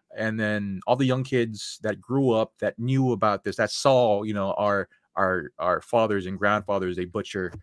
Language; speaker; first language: English; early bilingual, other home language; Filipino